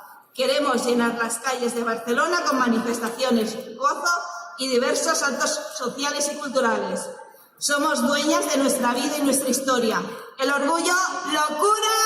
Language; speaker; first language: Spanish; native; Spanish